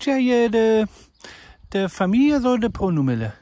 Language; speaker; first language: Romanian; non-native, learner; German